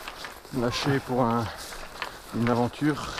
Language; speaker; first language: French; native; French